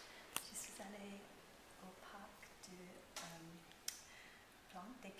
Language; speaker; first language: French; non-native, learner; English